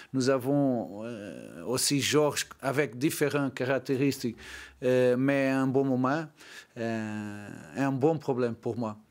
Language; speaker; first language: French; non-native, learner; Portuguese